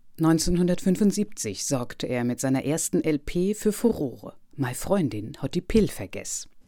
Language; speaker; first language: German; native; German